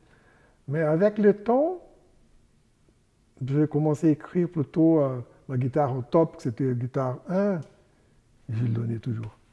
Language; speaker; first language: French; non-native, fluent; Portuguese